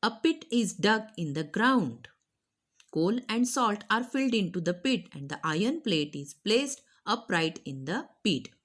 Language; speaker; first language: English; non-native, local second language; Marathi